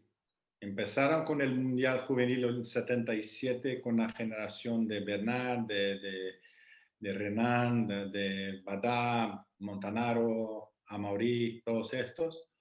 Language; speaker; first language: Spanish; non-native, fluent; Portuguese